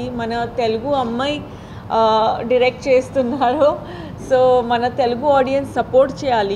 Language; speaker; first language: Telugu; non-native, fluent; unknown